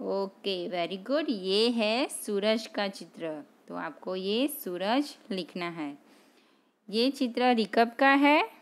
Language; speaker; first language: Hindi; non-native, local second language; Gujarati